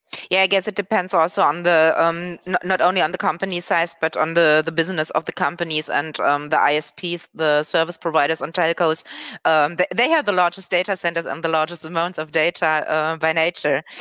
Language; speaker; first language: English; non-native, fluent; German